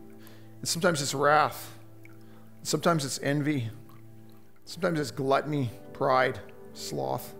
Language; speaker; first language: English; native; English